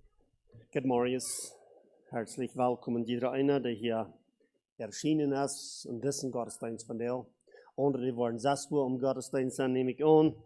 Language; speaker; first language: German; non-native, learner; Low German